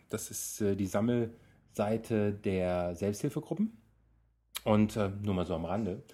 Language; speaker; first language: German; native; German